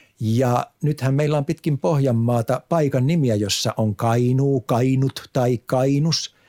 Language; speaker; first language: Finnish; native; Finnish